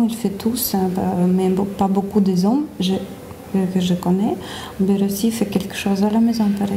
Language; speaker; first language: French; non-native, learner; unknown